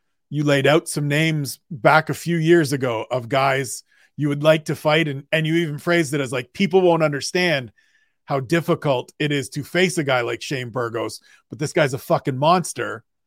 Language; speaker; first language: English; native; English